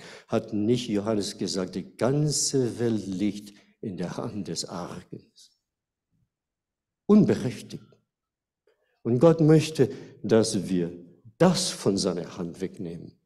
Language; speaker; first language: German; non-native, fluent; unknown